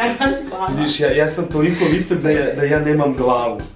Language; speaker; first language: Bosnian; native; Bosnian